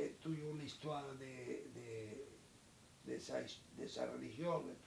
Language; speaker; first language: French; non-native, learner; Spanish